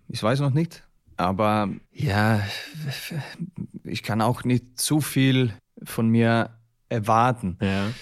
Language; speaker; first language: German; non-native, learner; Icelandic